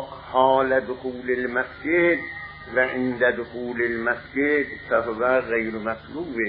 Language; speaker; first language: Arabic; non-native, fluent; Persian